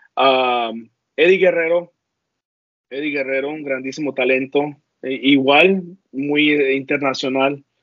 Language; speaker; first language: Spanish; early bilingual, heritage; Spanish